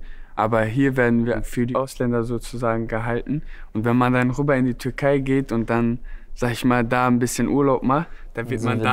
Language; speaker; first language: German; early bilingual, other home language; Turkish